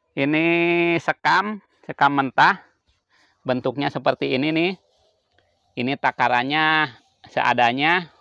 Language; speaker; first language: Indonesian; non-native, local second language; Sundanese